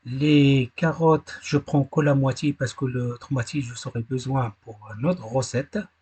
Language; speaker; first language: French; non-native, learner; Arabic